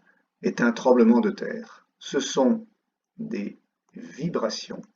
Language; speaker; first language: French; native; French